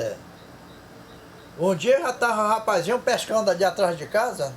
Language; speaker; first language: Portuguese; native; Portuguese